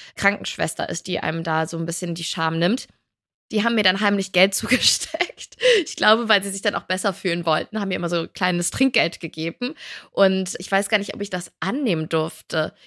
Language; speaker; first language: German; native; German